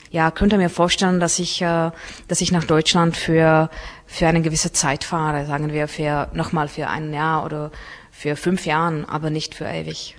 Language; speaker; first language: German; non-native, fluent; Czech